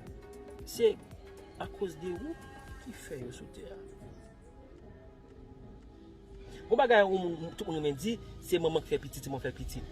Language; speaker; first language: French; non-native, local second language; Haitian Creole